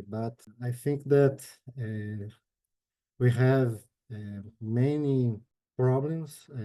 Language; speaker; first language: English; non-native, learner; Portuguese